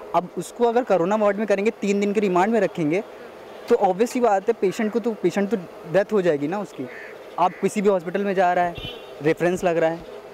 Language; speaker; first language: Hindi; native; Hindi